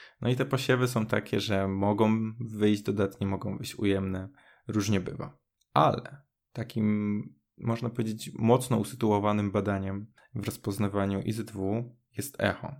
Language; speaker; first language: Polish; native; Polish